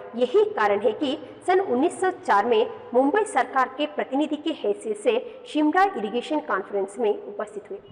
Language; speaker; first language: Hindi; non-native, local second language; Kannada